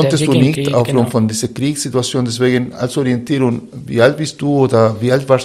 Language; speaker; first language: German; non-native, fluent; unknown